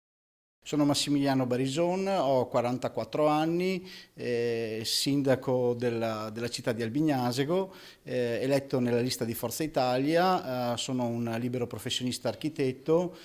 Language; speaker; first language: Italian; native; Italian